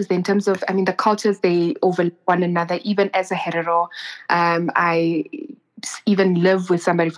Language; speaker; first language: English; non-native, local second language; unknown